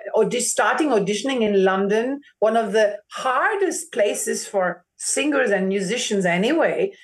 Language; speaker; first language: English; non-native, fluent; German